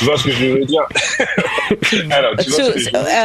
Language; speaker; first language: French; non-native, fluent; English